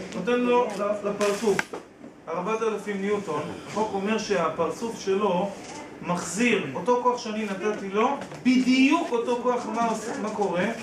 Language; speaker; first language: Hebrew; native; Hebrew